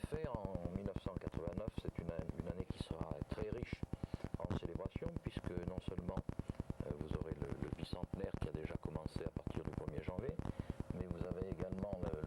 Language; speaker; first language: French; native; French